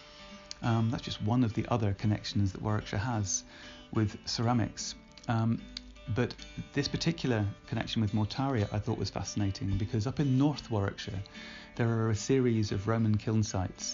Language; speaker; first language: English; native; English